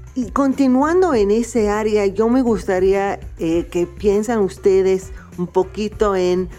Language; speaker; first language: Spanish; non-native, fluent; English